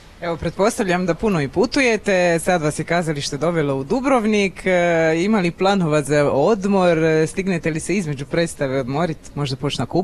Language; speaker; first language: Croatian; native; Croatian